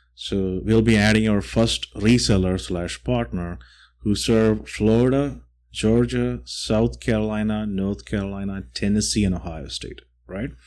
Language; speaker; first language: English; non-native, local second language; Malayalam